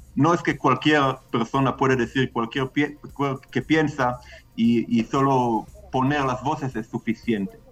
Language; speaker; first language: Spanish; non-native, fluent; Hebrew